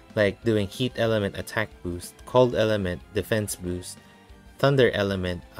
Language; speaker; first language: English; non-native, local second language; Filipino